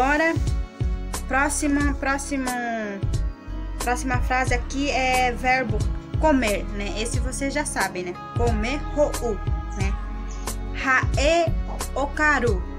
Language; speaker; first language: Portuguese; non-native, local second language; Guarani